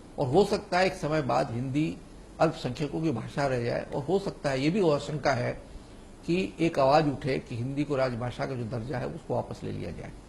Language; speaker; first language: Hindi; native; Hindi